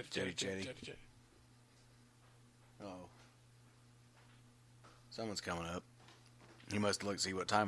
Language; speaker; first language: English; native; English